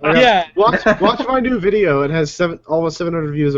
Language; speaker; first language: English; native; English